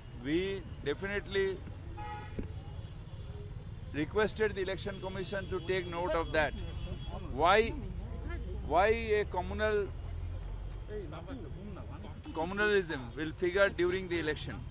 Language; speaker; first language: English; non-native, local second language; Bangla